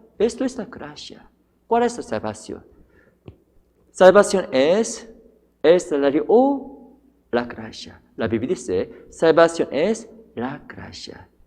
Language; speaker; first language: Spanish; non-native, fluent; Korean